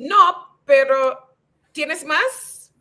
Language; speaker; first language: Spanish; non-native, fluent; English